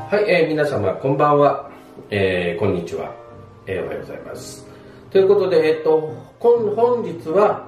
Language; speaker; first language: Japanese; native; Japanese